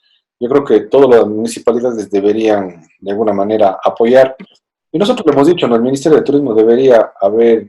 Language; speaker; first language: Spanish; native; Spanish